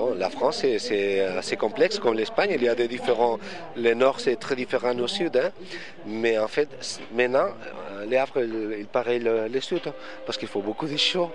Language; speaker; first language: French; non-native, fluent; Spanish